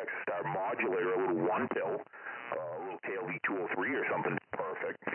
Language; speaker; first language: English; native; English